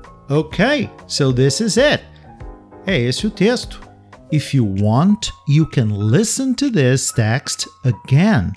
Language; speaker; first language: English; non-native, fluent; Portuguese